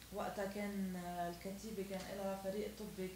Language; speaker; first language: Arabic; native; Arabic